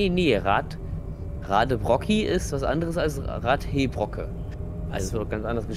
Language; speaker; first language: German; native; German